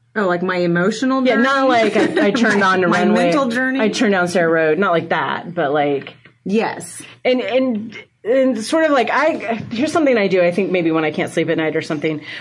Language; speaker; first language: English; native; English